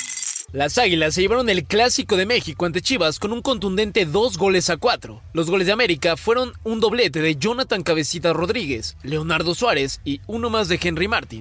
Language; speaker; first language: Spanish; native; Spanish